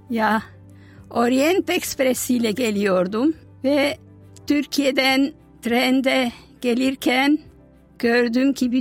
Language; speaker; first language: Turkish; non-native, fluent; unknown